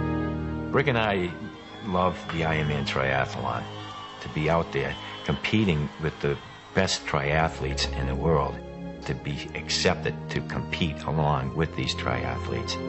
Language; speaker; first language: English; native; English